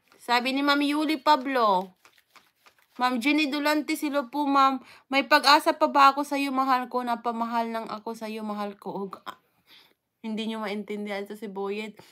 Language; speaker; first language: Filipino; non-native, local second language; Waray